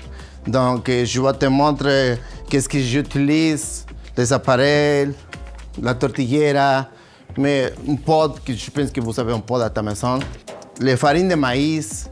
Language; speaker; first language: French; non-native, learner; Spanish